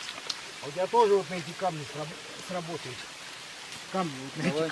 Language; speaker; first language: Russian; native; Russian